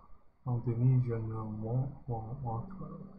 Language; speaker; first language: French; non-native, learner; English